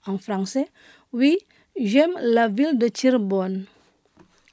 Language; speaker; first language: French; non-native, fluent; Indonesian